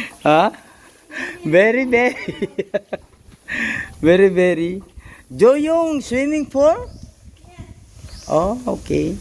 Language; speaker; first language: English; non-native, local second language; Filipino